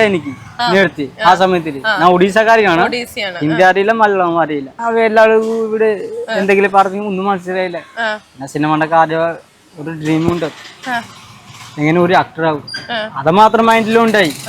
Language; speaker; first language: Malayalam; non-native, local second language; Odia